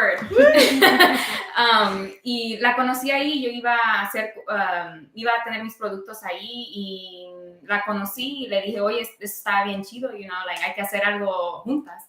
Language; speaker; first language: Spanish; early bilingual, heritage; Spanish